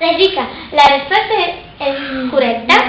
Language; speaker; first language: Catalan; non-native, learner; Spanish